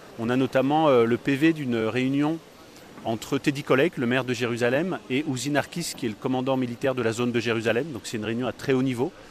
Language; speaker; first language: French; native; French